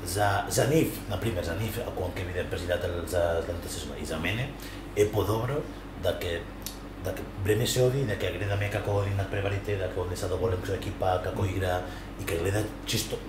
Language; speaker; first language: Macedonian; non-native, learner; Spanish